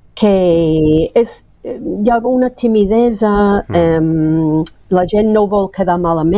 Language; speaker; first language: Catalan; non-native, fluent; English